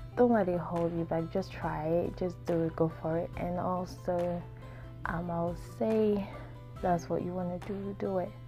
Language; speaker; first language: English; non-native, local second language; Akan